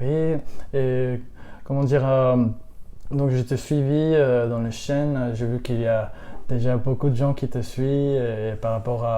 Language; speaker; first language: French; non-native, learner; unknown